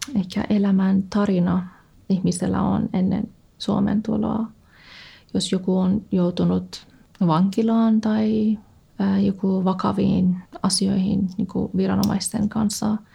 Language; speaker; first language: Finnish; non-native, fluent; Persian